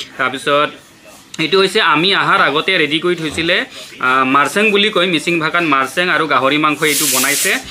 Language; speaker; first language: Assamese; non-native, local second language; Mising